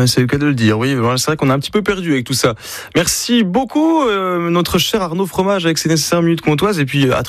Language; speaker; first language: French; native; French